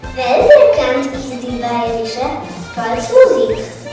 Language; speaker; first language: German; non-native, learner; Polish